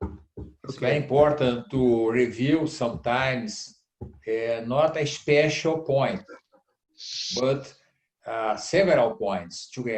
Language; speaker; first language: English; non-native, learner; Portuguese